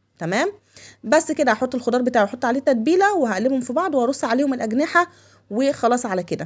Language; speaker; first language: Arabic; native; Arabic